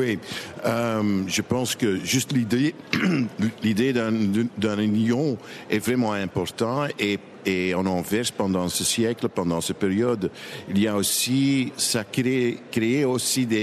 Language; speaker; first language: French; non-native, local second language; Dutch